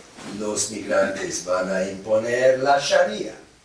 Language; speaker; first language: Spanish; non-native, fluent; English